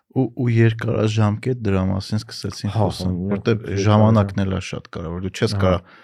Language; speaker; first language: Armenian; native; Armenian